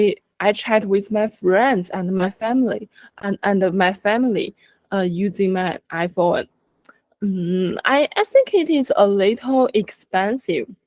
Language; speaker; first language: English; non-native, learner; Chinese